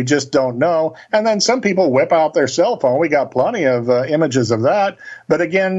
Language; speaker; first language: English; native; English